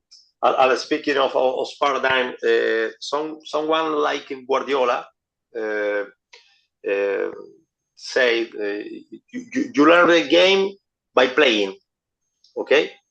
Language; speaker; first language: English; non-native, learner; Spanish